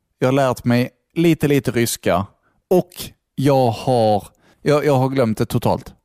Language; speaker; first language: Swedish; native; Swedish